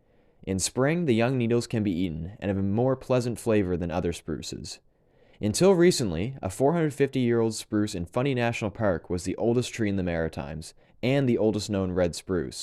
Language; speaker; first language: English; native; English